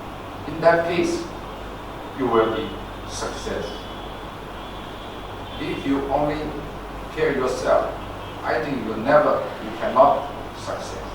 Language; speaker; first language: English; non-native, learner; Chinese